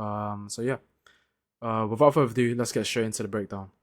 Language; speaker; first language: English; native; English